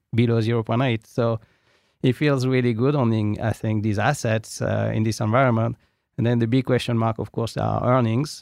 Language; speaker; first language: English; non-native, fluent; French